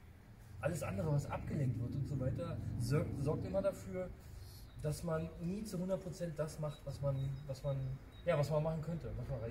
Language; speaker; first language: German; native; German